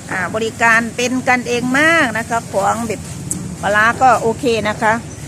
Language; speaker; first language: Thai; native; Thai